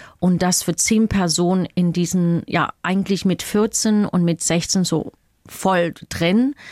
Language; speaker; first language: German; non-native, fluent; English